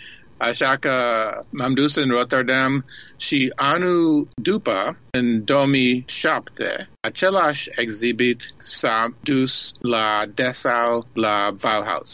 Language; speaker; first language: Romanian; early bilingual, heritage; Romanian